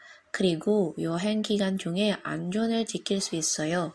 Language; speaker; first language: Korean; non-native, learner; Indonesian